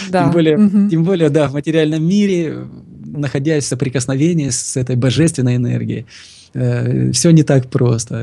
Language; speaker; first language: Russian; native; Russian